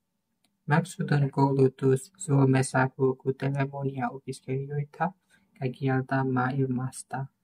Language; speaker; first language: Finnish; non-native, learner; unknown